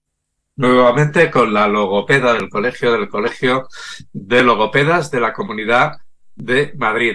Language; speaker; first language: Spanish; native; Spanish